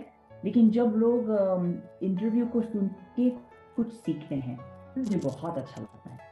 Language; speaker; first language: Hindi; non-native, fluent; English